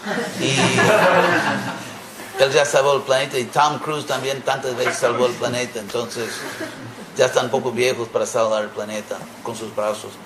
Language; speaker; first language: Spanish; non-native, fluent; English